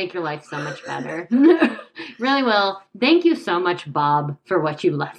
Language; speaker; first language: English; native; English